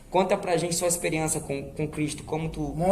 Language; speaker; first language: Portuguese; native; Portuguese